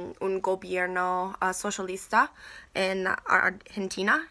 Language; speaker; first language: Spanish; non-native, learner; English